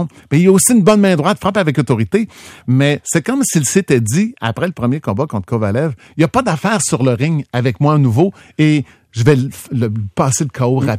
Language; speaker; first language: French; native; French